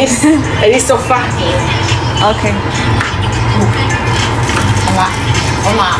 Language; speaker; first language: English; non-native, learner; Thai